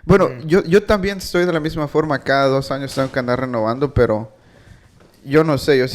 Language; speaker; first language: Spanish; early bilingual, heritage; Spanish